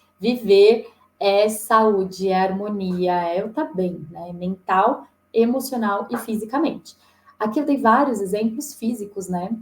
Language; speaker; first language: Portuguese; native; Portuguese